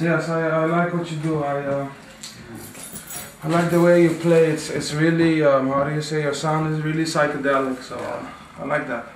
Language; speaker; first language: English; non-native, fluent; Dutch